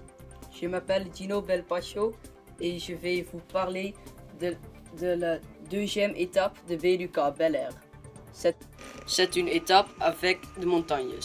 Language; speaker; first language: French; non-native, learner; Dutch